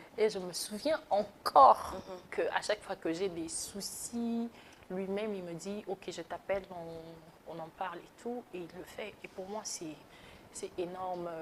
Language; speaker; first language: French; non-native, local second language; Lingala